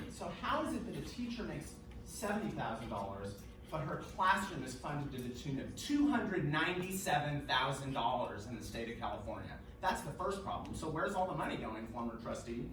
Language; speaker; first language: English; native; English